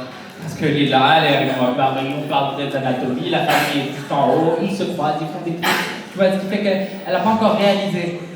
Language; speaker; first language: French; native; French